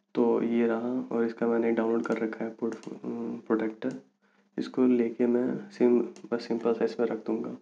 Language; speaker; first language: Hindi; native; Hindi